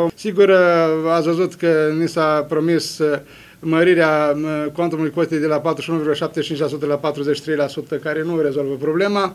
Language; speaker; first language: Romanian; native; Romanian